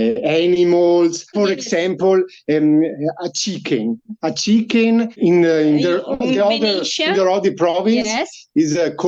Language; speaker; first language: English; non-native, learner; Italian